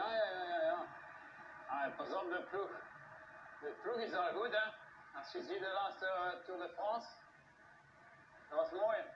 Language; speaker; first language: Dutch; non-native, local second language; French